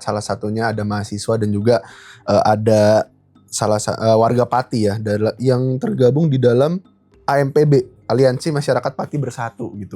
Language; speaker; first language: Indonesian; native; Indonesian